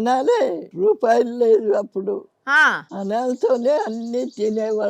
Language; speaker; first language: Telugu; native; Telugu